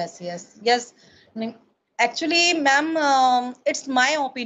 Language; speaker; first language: English; non-native, learner; Hindi